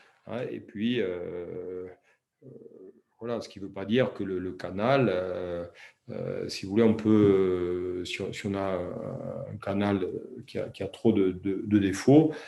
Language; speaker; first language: French; native; French